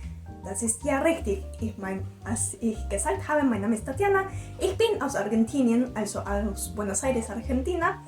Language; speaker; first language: German; non-native, learner; Spanish